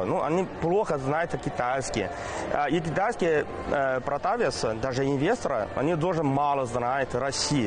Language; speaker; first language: Russian; non-native, learner; Chinese